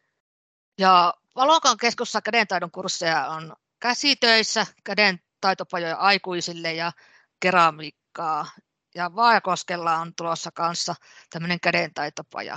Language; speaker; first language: Finnish; native; Finnish